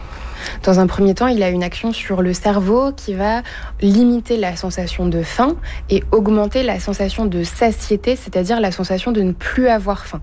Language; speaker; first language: French; native; French